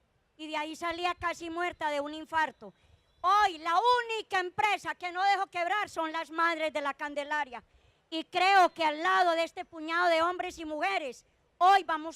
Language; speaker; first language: Spanish; native; Spanish